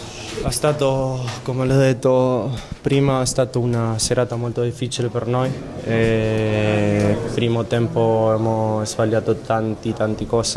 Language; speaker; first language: Italian; non-native, learner; Spanish